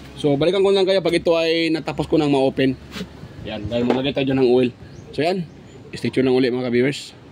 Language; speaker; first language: Filipino; native; Filipino